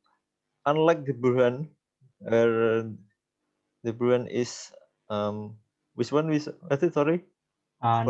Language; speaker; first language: English; non-native, learner; Indonesian